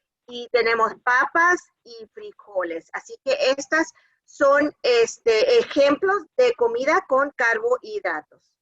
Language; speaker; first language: Spanish; early bilingual, other home language; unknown